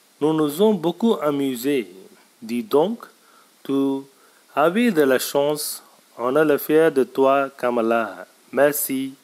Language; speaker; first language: French; non-native, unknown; Tamil